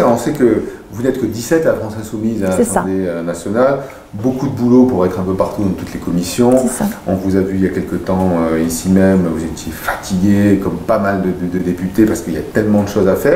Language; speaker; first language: French; native; French